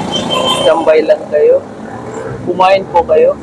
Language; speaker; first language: Filipino; non-native, learner; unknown